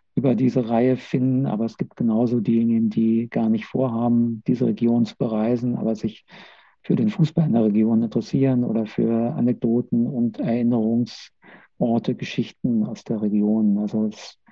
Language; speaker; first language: German; native; German